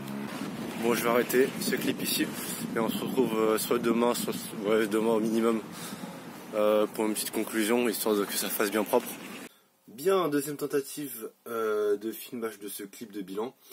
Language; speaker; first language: French; native; French